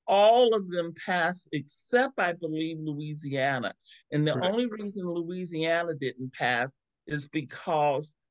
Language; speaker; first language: English; native; English